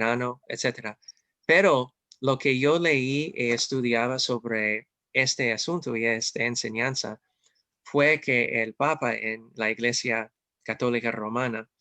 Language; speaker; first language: Spanish; non-native, fluent; English